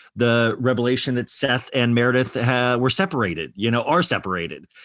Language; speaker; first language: English; native; English